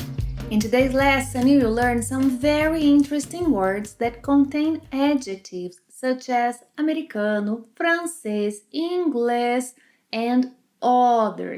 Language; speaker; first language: English; non-native, fluent; Portuguese